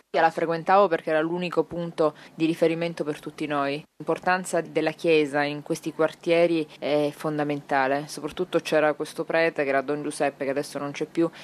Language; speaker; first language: Italian; native; Italian